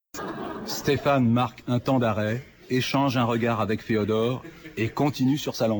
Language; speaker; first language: French; native; French